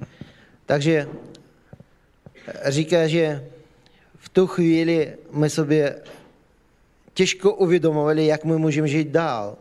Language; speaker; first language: Czech; non-native, fluent; Ukrainian